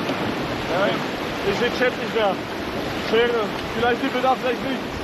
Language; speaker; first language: German; native; German